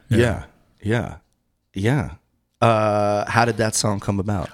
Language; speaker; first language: English; native; English